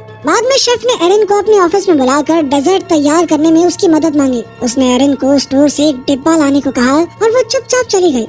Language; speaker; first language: Hindi; native; Hindi